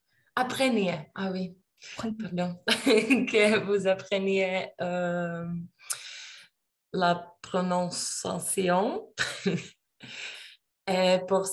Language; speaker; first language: French; non-native, learner; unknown